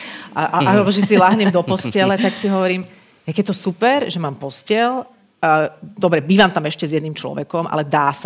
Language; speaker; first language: Slovak; native; Slovak